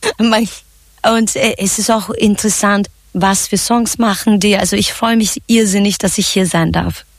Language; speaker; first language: German; early bilingual, other home language; Turkish